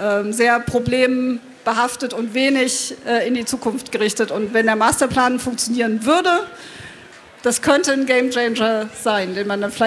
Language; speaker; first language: German; native; German